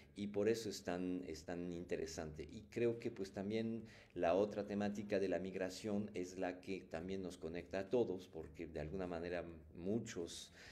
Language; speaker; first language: Spanish; non-native, fluent; French